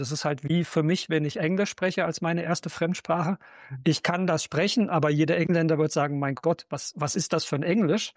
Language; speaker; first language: German; native; German